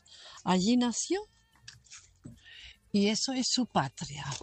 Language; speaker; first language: Spanish; non-native, local second language; German